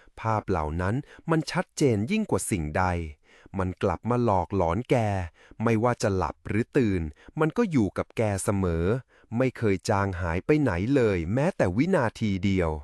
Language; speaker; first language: Thai; native; Thai